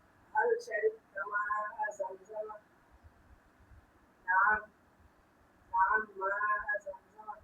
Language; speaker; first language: Arabic; non-native, learner; Bangla